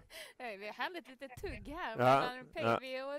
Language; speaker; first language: Swedish; native; Swedish